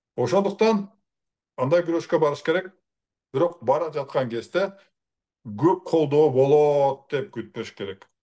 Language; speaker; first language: Kyrgyz; native; Kyrgyz